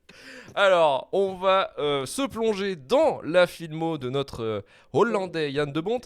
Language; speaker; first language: French; native; French